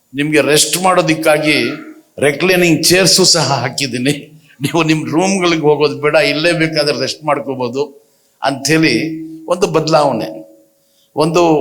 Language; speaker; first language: Kannada; non-native, local second language; Urdu